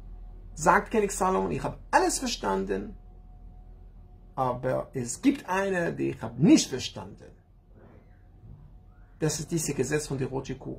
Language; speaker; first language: German; non-native, learner; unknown